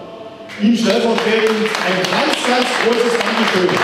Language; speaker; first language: German; native; German